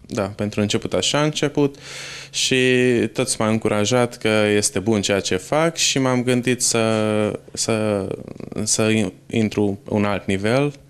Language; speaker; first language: Romanian; native; Romanian